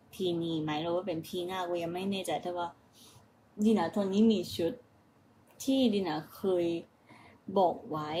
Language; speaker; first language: Thai; non-native, fluent; Japanese